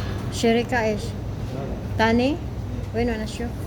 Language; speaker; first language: Arabic; non-native, learner; Filipino